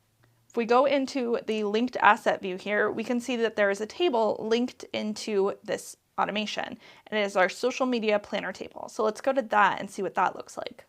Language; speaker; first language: English; native; English